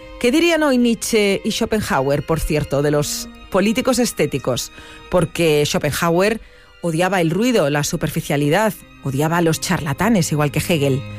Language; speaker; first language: Spanish; native; Spanish